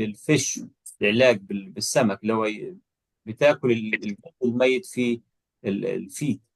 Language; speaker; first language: Arabic; native; Arabic